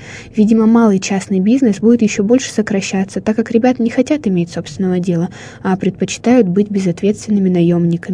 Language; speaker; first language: Russian; native; Russian